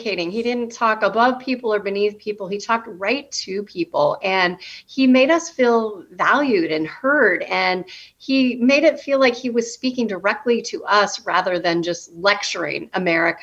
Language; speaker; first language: English; native; English